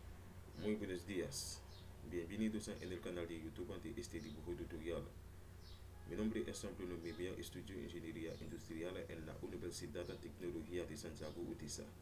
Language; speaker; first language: Spanish; non-native, learner; Haitian Creole